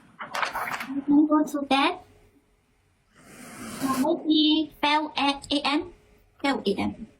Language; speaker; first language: English; non-native, learner; Thai